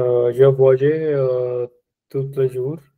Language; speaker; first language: French; non-native, learner; Punjabi